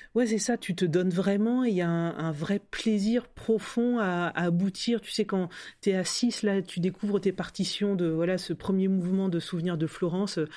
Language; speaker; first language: French; native; French